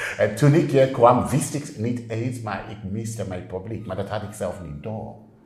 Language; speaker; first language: Dutch; non-native, fluent; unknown